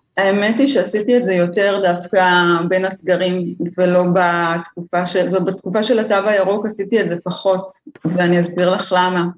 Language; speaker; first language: Hebrew; native; Hebrew